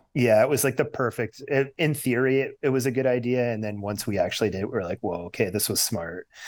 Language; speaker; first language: English; native; English